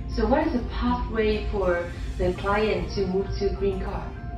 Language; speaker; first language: English; non-native, fluent; Vietnamese